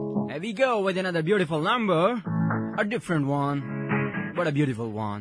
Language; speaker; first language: English; non-native, local second language; Hindi